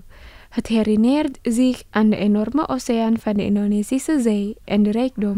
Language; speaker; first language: Dutch; non-native, fluent; Indonesian